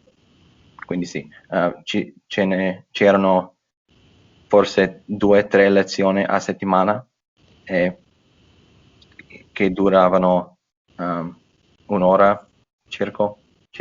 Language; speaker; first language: Italian; non-native, fluent; English